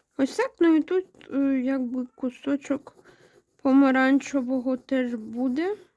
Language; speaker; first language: Ukrainian; non-native, local second language; Russian